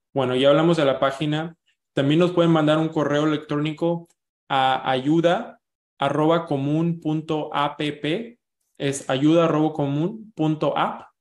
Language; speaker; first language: Spanish; early bilingual, heritage; Spanish